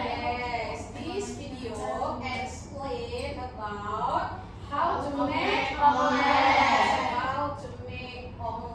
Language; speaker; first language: English; non-native, learner; Indonesian